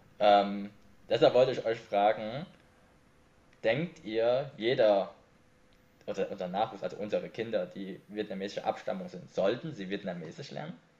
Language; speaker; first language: German; early bilingual, other home language; Vietnamese